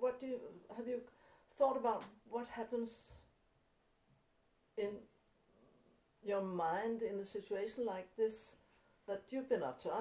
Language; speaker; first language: English; non-native, fluent; Danish